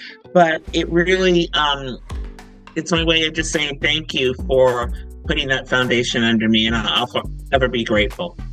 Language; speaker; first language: English; native; English